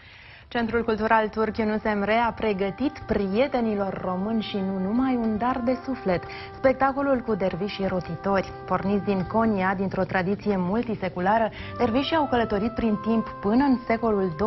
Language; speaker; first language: Romanian; native; Romanian